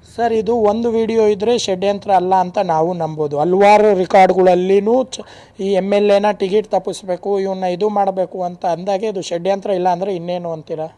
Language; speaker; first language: Kannada; non-native, local second language; Lambadi